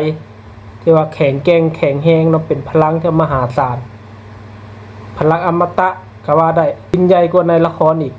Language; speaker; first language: Thai; non-native, local second language; Lao